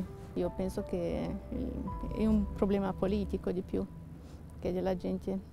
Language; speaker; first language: Italian; non-native, fluent; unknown